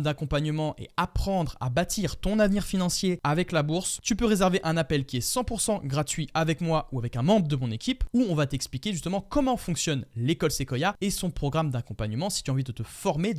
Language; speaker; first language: French; native; French